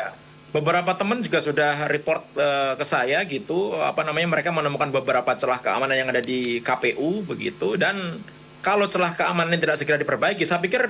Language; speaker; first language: Indonesian; native; Indonesian